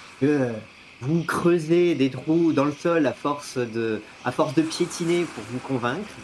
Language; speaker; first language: French; native; French